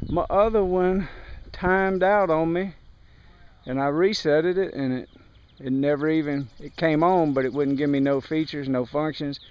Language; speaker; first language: English; native; English